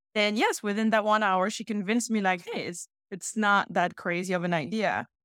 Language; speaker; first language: English; non-native, fluent; French